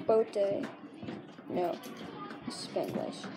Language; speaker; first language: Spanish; non-native, learner; English